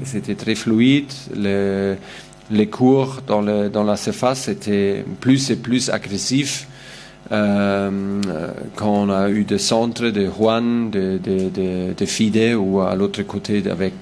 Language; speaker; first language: French; non-native, learner; German